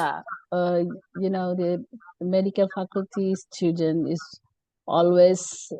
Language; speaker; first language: English; non-native, learner; Indonesian